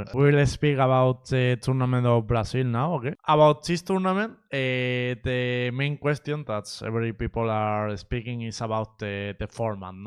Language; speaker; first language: English; non-native, learner; Spanish